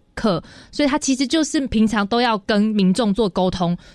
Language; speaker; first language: Chinese; non-native, local second language; Hakka Chinese